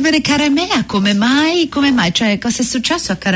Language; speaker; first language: Italian; native; Italian